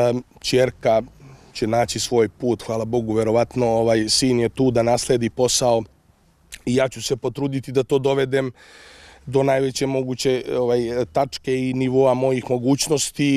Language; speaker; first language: Serbian; native; Serbian